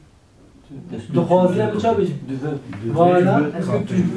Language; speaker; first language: French; non-native, fluent; Kurdish